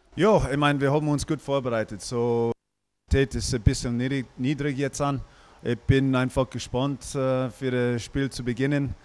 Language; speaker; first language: German; non-native, fluent; English